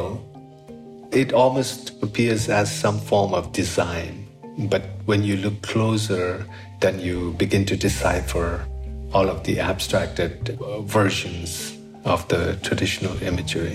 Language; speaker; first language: English; non-native, local second language; Sherpa